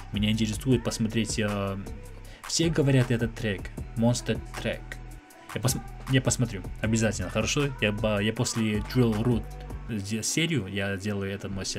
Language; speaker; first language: Russian; non-native, fluent; English